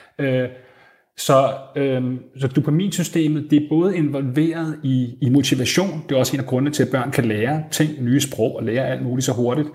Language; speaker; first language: Danish; native; Danish